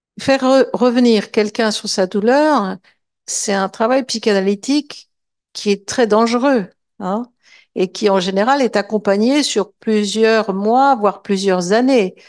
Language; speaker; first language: French; native; French